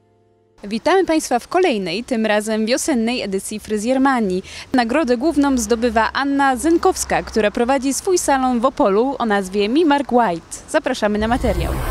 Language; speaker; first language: Polish; native; Polish